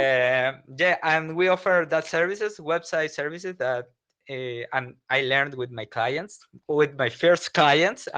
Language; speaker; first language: English; non-native, learner; Spanish